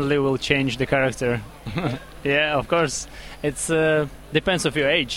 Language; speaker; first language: English; non-native, learner; Russian